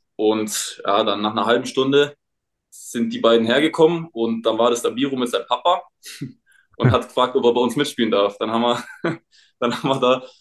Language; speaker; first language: German; native; German